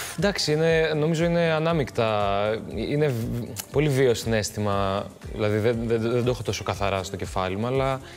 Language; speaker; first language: Greek; early bilingual, other home language; Albanian